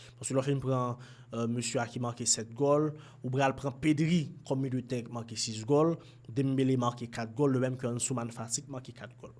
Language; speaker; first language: French; non-native, local second language; Haitian Creole